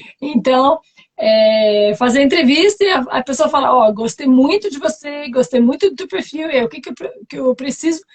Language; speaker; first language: Portuguese; non-native, fluent; French